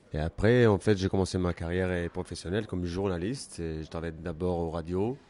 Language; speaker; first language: French; non-native, fluent; Hebrew